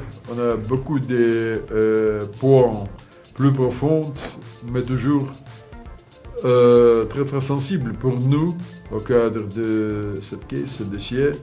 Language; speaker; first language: French; non-native, fluent; Russian